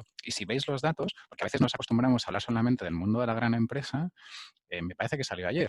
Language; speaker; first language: Spanish; native; Spanish